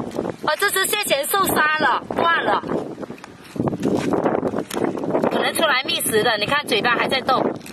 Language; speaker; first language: Chinese; native; Chinese